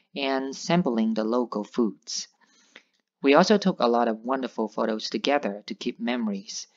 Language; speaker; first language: English; non-native, fluent; Vietnamese